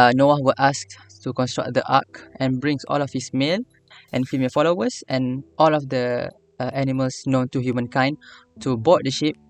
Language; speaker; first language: English; non-native, local second language; Malay